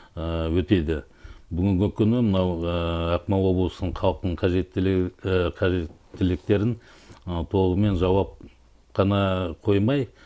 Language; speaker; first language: Kazakh; native; Kazakh